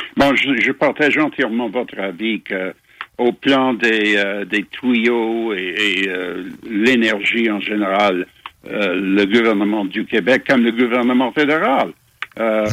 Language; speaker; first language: French; non-native, local second language; English